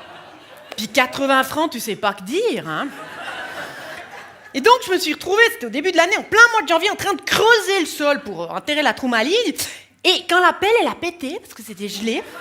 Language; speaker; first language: French; native; French